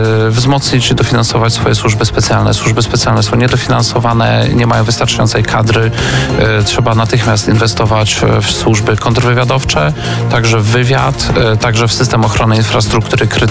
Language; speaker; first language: Polish; native; Polish